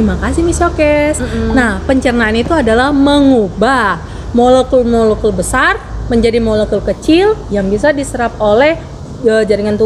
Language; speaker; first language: Indonesian; native; Indonesian